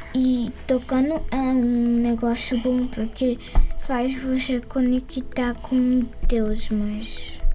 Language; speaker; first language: Portuguese; early bilingual, heritage; Portuguese